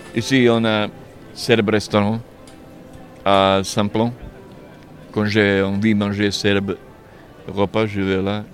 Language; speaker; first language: French; non-native, learner; Serbian